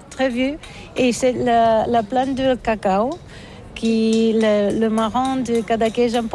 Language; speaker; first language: French; non-native, learner; Catalan